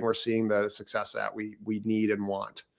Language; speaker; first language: English; native; English